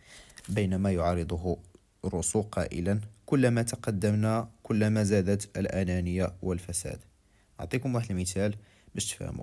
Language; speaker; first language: Arabic; native; Arabic